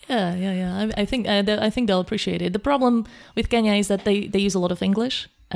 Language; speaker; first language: English; non-native, fluent; Slovak